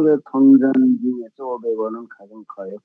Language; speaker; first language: Korean; non-native, learner; Nepali